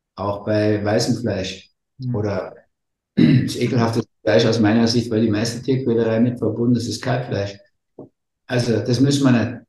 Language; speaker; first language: German; native; German